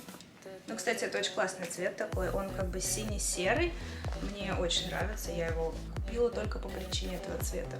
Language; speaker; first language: Russian; native; Russian